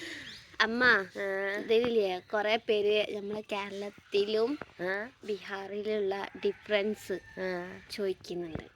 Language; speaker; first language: Malayalam; early bilingual, other home language; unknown